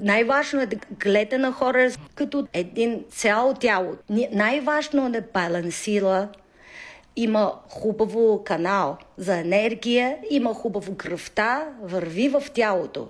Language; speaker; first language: Bulgarian; non-native, learner; Chinese